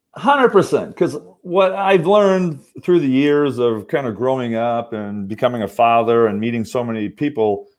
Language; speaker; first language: English; native; English